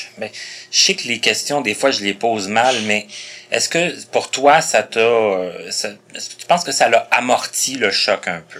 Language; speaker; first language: French; native; French